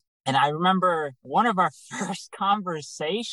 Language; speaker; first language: English; native; English